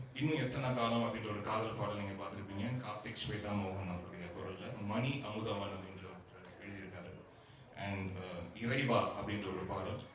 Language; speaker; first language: Tamil; native; Tamil